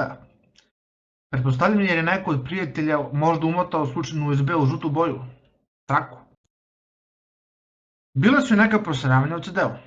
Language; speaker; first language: Bosnian; native; Bosnian